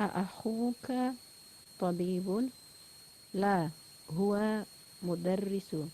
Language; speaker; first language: Arabic; non-native, learner; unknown